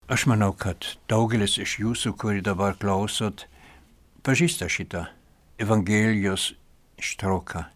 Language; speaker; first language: Lithuanian; non-native, fluent; German